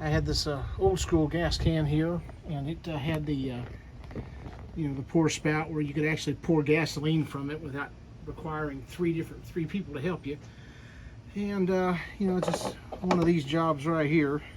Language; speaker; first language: English; native; English